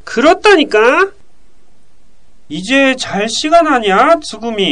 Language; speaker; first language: Korean; non-native, fluent; Japanese